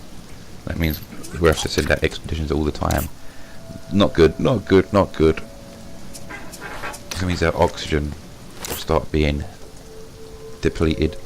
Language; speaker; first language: English; native; English